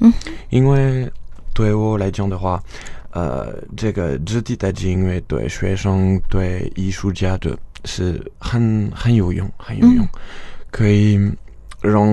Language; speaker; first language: Chinese; non-native, fluent; French